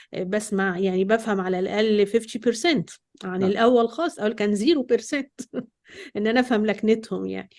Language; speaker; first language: Egyptian Arabic; native; Egyptian Arabic